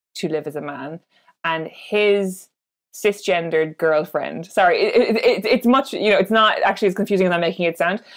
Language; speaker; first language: English; native; English